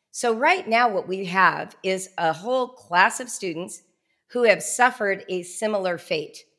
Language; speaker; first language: English; native; English